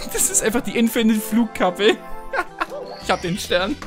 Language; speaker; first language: German; native; German